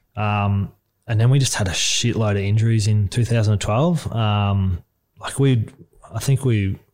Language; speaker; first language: English; native; English